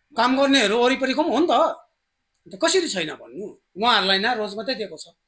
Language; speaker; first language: Nepali; native; Nepali